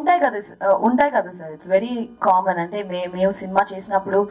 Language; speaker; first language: Telugu; early bilingual, heritage; Telugu